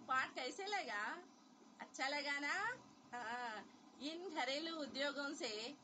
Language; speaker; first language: Hindi; non-native, local second language; Telugu